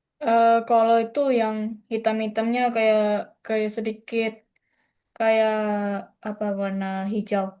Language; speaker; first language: Indonesian; non-native, learner; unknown